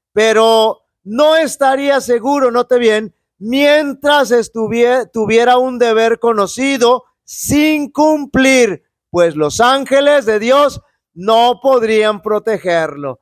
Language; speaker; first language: Spanish; native; Spanish